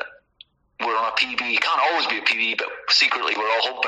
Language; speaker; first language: English; native; English